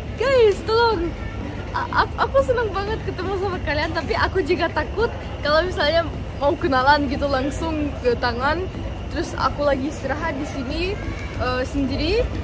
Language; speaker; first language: Indonesian; early bilingual, other home language; Russian